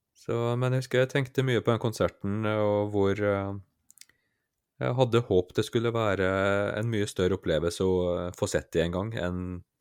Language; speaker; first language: Norwegian; native; Norwegian